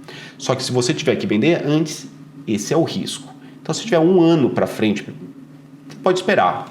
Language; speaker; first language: Portuguese; native; Portuguese